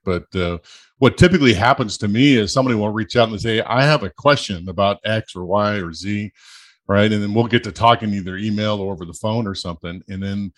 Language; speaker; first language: English; native; English